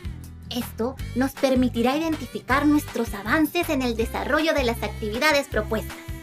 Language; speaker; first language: Spanish; native; Spanish